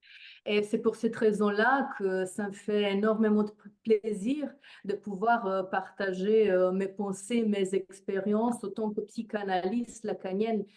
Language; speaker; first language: French; non-native, fluent; Slovenian